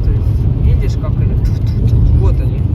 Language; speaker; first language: Russian; native; Russian